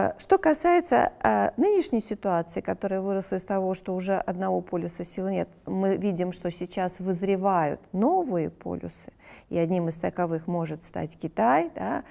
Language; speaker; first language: Russian; native; Russian